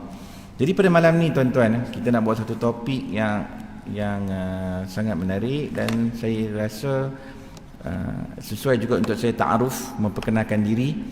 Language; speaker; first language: Malay; native; Malay